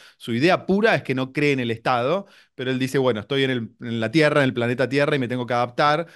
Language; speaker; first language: Spanish; native; Spanish